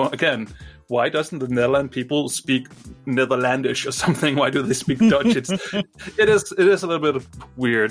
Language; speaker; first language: English; non-native, fluent; Danish